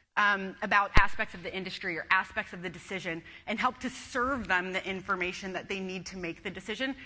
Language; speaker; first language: English; native; English